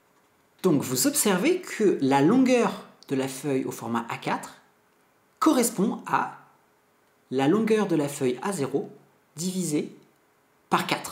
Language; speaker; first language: French; native; French